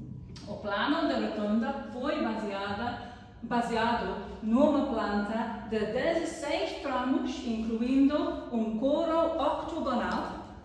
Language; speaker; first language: Portuguese; non-native, learner; English